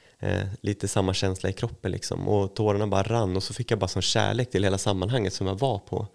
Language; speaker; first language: Swedish; native; Swedish